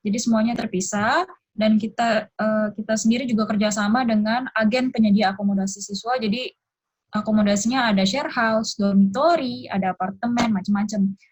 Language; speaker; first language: Indonesian; early bilingual, other home language; Japanese